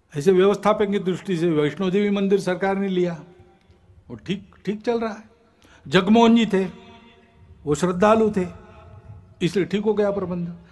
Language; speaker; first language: Hindi; non-native, local second language; Marathi